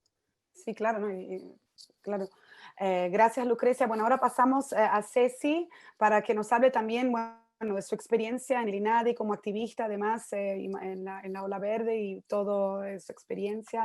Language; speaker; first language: Spanish; native; Spanish